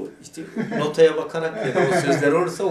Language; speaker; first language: Turkish; native; Turkish